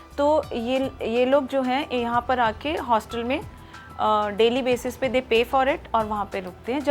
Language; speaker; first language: Hindi; native; Hindi